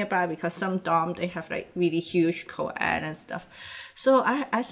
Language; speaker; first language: English; non-native, local second language; Cantonese